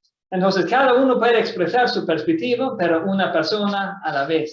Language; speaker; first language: Spanish; non-native, fluent; Swedish